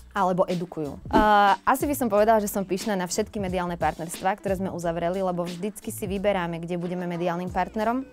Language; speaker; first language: Slovak; native; Slovak